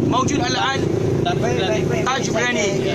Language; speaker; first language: Arabic; non-native, learner; Malay